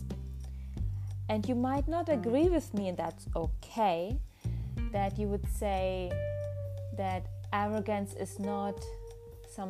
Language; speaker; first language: English; non-native, fluent; German